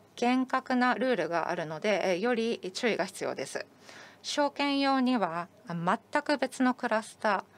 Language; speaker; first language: Japanese; non-native, fluent; English